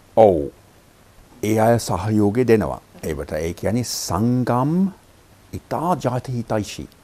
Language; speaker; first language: Sinhala; non-native, fluent; English